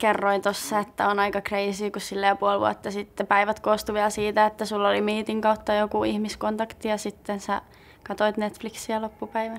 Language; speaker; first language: Finnish; native; Finnish